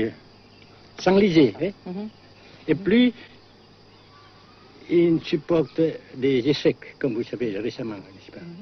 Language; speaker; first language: French; non-native, fluent; Vietnamese